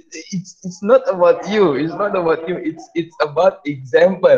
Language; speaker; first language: English; non-native, fluent; Indonesian